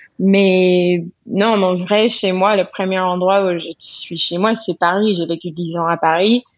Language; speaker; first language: French; non-native, fluent; English